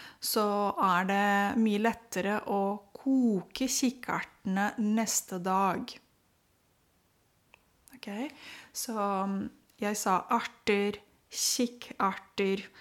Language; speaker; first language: Norwegian; non-native, fluent; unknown